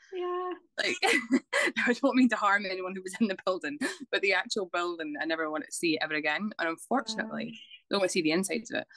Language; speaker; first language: English; native; English